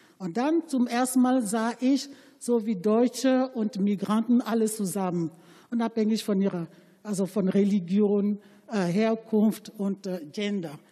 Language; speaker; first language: German; non-native, fluent; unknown